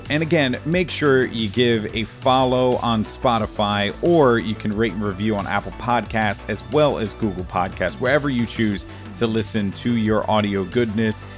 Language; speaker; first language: English; native; English